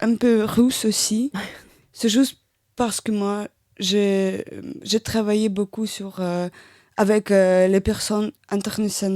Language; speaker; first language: French; non-native, learner; Russian